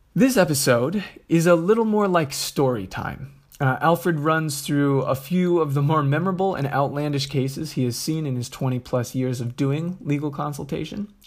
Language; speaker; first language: English; native; English